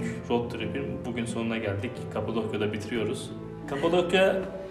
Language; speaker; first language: Turkish; native; Turkish